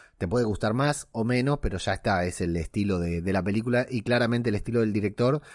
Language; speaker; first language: Spanish; native; Spanish